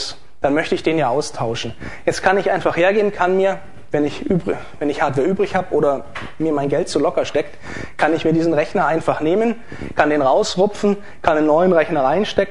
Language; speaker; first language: German; native; German